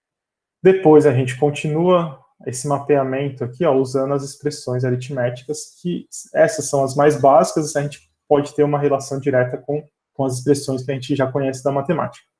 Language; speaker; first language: Portuguese; native; Portuguese